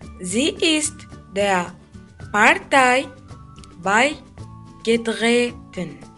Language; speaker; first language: German; non-native, fluent; Arabic